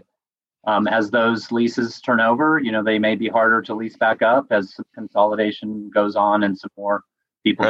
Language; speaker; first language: English; native; English